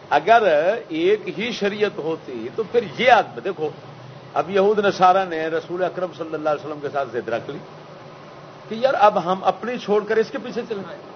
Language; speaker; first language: Urdu; non-native, local second language; Saraiki